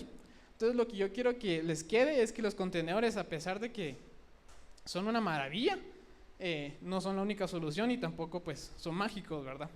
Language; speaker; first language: Spanish; native; Spanish